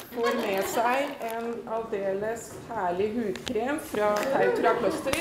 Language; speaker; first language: Norwegian; native; Norwegian